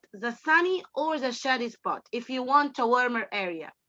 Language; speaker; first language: English; non-native, fluent; Arabic